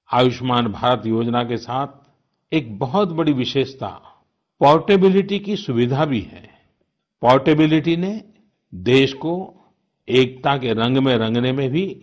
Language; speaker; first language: Hindi; non-native, local second language; Gujarati